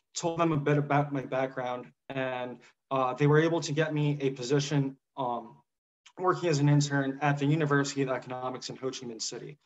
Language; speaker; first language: English; native; English